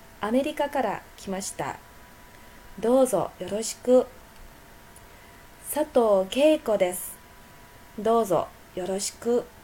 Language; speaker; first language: Japanese; non-native, fluent; Chinese